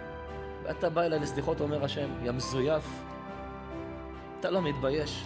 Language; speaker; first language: Hebrew; native; Hebrew